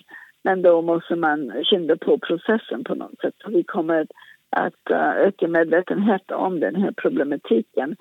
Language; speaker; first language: Swedish; non-native, fluent; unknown